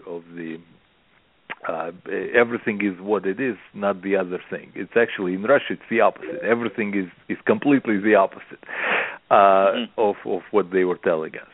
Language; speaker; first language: English; non-native, fluent; Russian